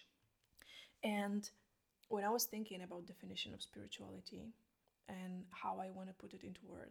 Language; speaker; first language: English; non-native, fluent; Polish